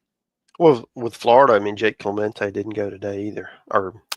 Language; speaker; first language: English; native; English